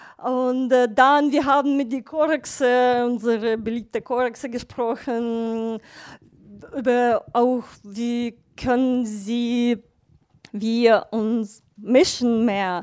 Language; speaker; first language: German; non-native, learner; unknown